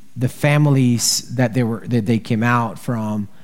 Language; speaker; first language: English; early bilingual, other home language; Spanish